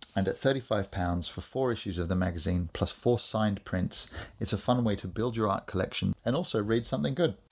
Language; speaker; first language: English; native; English